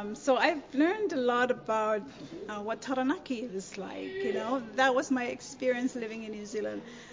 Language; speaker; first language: English; non-native, fluent; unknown